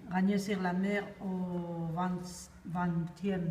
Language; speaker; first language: French; non-native, learner; Spanish